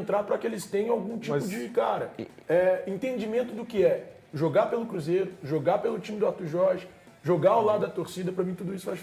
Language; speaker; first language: Portuguese; native; Portuguese